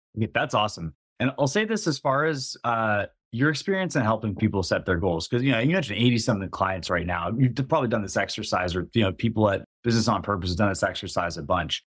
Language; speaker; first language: English; native; English